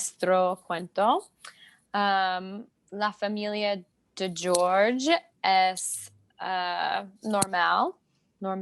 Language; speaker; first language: Spanish; non-native, learner; English